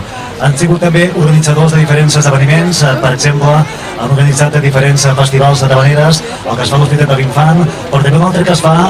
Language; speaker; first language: Catalan; native; Catalan